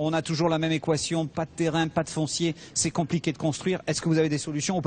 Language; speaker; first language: French; native; French